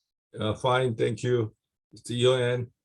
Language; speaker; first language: English; non-native, fluent; Korean